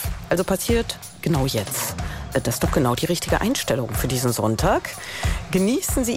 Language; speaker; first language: German; native; German